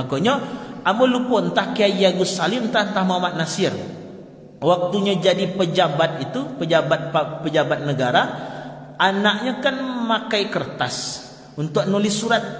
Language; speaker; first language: Malay; non-native, local second language; Minangkabau